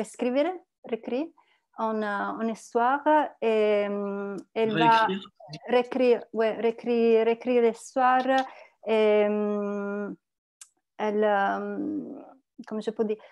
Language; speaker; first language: French; non-native, learner; Italian